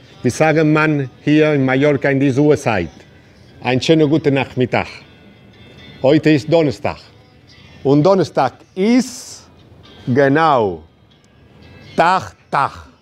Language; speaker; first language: German; non-native, learner; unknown